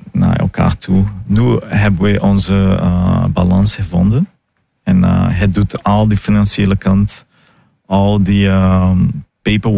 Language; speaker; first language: Dutch; non-native, learner; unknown